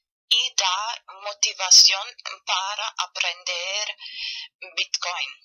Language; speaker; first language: Spanish; non-native, learner; German